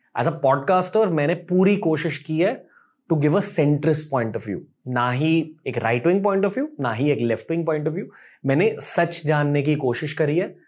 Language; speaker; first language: Hindi; native; Hindi